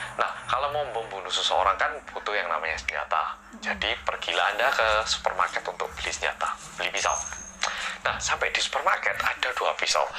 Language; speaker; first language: Indonesian; non-native, fluent; Korean